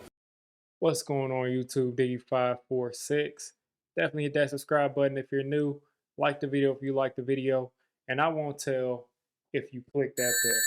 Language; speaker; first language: English; native; English